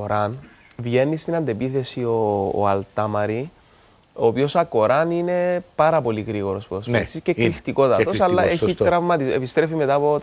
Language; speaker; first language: Greek; native; Greek